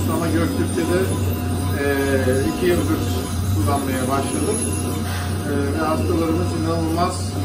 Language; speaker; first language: Turkish; native; Turkish